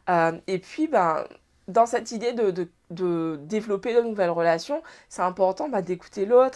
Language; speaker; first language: French; native; French